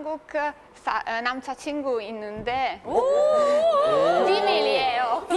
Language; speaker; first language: Korean; non-native, learner; Italian